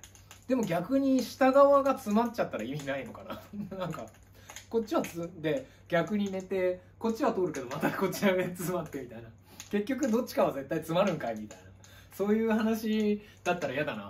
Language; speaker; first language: Japanese; native; Japanese